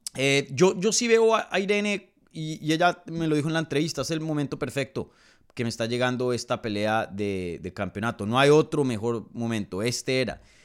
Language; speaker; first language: Spanish; native; Spanish